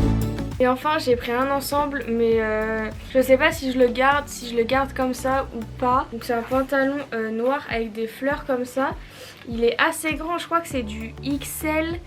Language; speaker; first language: French; native; French